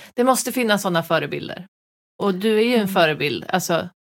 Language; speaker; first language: Swedish; native; Swedish